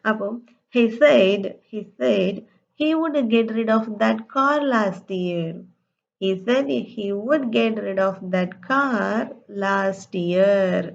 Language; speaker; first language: English; non-native, local second language; Tamil